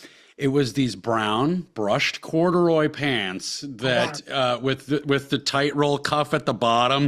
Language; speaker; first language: English; native; English